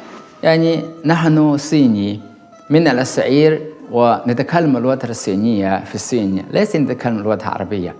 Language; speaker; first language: Arabic; non-native, learner; Chinese